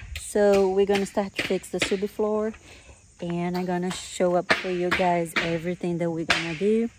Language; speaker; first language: English; non-native, fluent; Portuguese